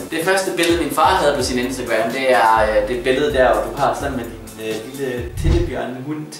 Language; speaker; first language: Danish; native; Danish